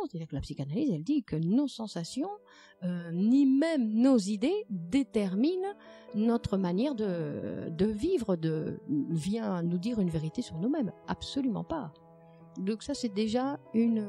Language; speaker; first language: French; native; French